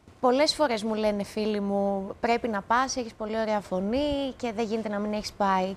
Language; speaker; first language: Greek; early bilingual, other home language; Romanian